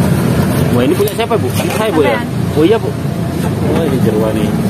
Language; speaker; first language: Indonesian; native; Indonesian